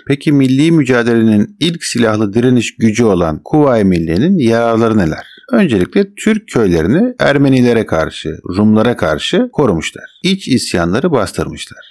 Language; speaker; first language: Turkish; native; Turkish